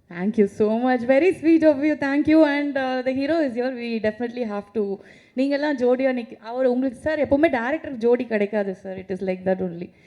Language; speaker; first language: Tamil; native; Tamil